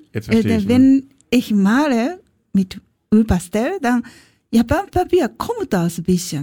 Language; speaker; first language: German; non-native, learner; Japanese